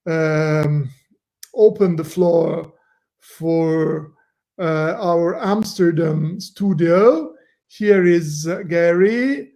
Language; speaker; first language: English; non-native, fluent; Italian